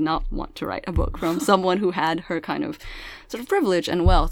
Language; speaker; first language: English; early bilingual, other home language; Pangasinan